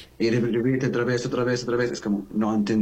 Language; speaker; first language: Spanish; non-native, learner; Arabic